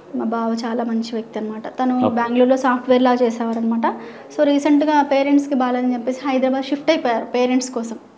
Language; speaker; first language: Telugu; non-native, local second language; Hindi